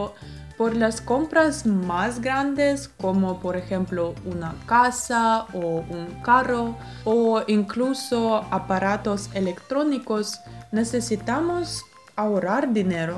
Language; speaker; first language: Spanish; non-native, fluent; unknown